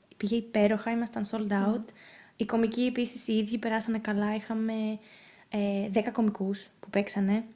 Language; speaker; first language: Greek; early bilingual, heritage; Greek